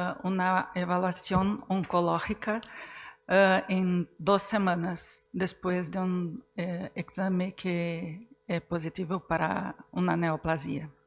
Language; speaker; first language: Spanish; non-native, fluent; Portuguese